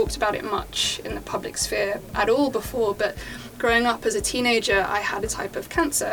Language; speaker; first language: English; native; English